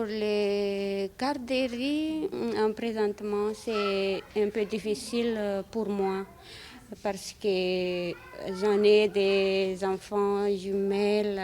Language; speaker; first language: French; non-native, learner; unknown